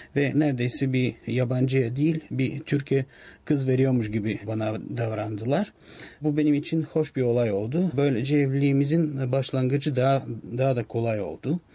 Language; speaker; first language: Turkish; non-native, fluent; Bulgarian